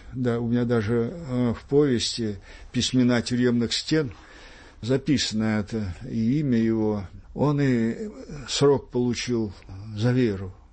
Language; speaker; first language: Russian; native; Russian